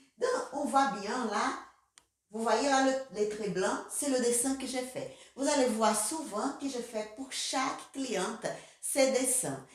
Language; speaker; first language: French; non-native, fluent; Portuguese